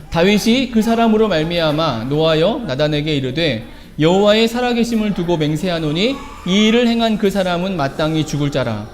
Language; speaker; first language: Korean; native; Korean